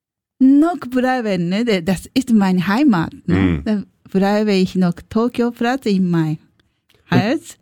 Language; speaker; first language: German; non-native, learner; Japanese